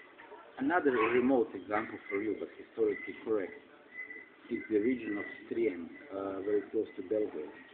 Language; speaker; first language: English; non-native, fluent; Croatian